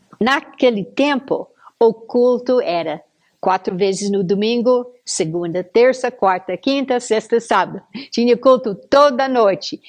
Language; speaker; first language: Portuguese; non-native, fluent; English